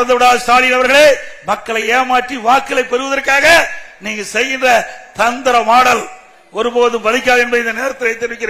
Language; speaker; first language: Tamil; native; Tamil